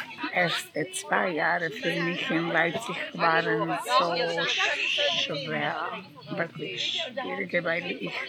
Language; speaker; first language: German; non-native, learner; Croatian